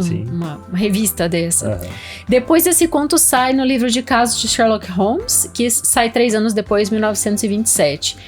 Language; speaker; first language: Portuguese; native; Portuguese